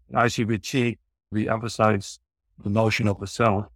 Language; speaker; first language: English; non-native, fluent; Dutch